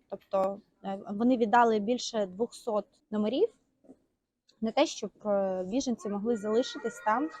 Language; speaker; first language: Ukrainian; native; Ukrainian